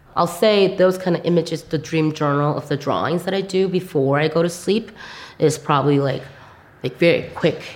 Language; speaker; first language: English; non-native, fluent; Korean